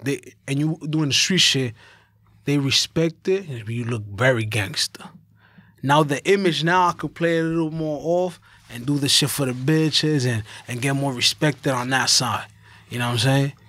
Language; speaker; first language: English; early bilingual, other home language; Spanish